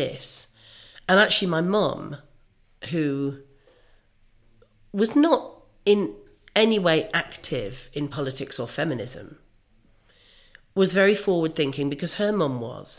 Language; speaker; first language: English; native; English